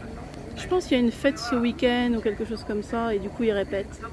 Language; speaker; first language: French; native; French